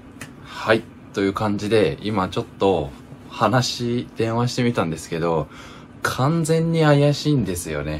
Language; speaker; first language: Japanese; native; Japanese